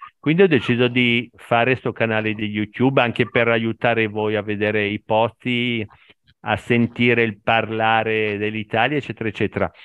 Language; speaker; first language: Italian; native; Italian